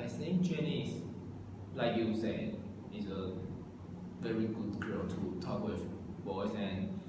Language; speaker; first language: English; non-native, learner; Chinese